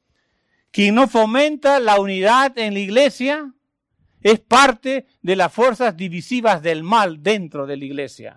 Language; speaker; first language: Spanish; native; Spanish